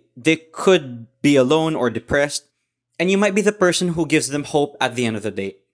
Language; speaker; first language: English; non-native, local second language; Filipino